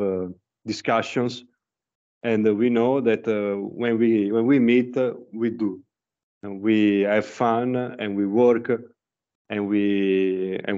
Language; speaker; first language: English; non-native, learner; Italian